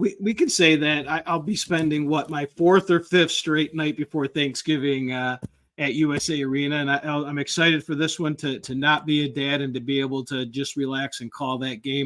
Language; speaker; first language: English; native; English